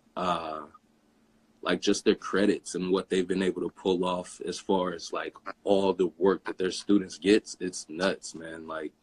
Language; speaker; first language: English; native; English